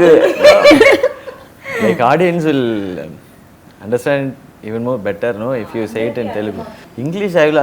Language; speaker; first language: Telugu; non-native, learner; Tamil